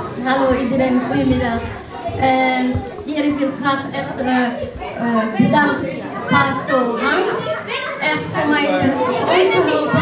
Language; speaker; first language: Dutch; non-native, learner; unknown